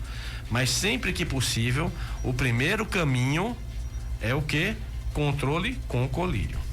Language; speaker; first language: Portuguese; native; Portuguese